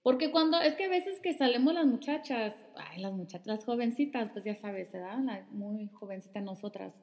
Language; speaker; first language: Spanish; early bilingual, heritage; Spanish